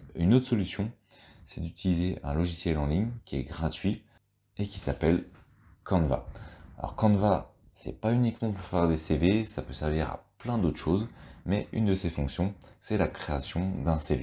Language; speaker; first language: French; native; French